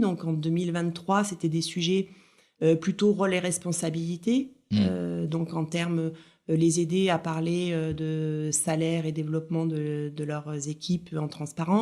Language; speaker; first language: French; native; French